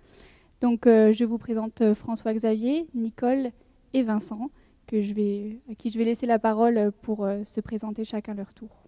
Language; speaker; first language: French; native; French